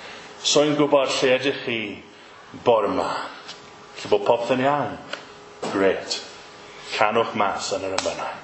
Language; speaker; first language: Welsh; native; Welsh